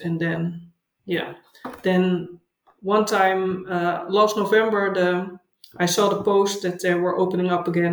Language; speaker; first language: English; non-native, fluent; Dutch